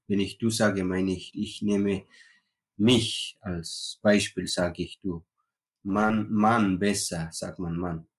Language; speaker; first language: German; non-native, learner; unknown